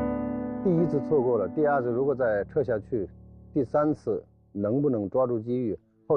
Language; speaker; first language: Chinese; native; Chinese